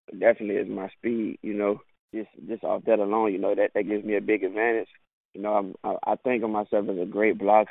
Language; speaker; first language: English; native; English